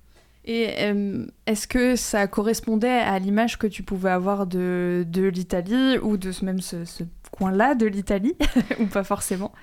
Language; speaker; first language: French; native; French